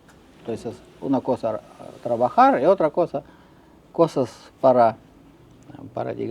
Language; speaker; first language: Spanish; non-native, fluent; Russian